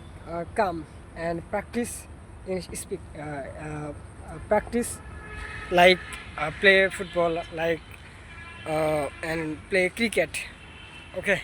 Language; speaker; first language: English; non-native, learner; Bangla